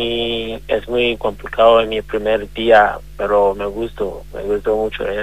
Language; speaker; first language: Spanish; non-native, learner; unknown